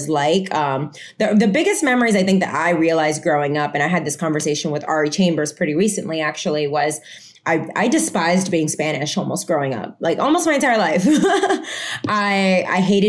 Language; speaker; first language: English; non-native, fluent; Spanish